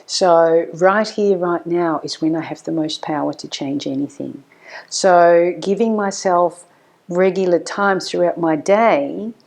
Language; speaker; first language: English; native; English